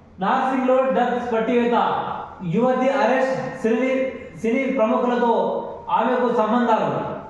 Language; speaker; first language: Telugu; non-native, local second language; Lambadi